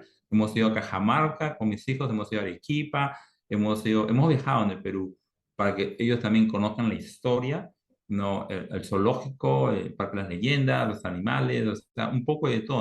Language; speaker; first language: Spanish; native; Spanish